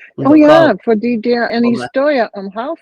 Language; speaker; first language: Danish; non-native, learner; English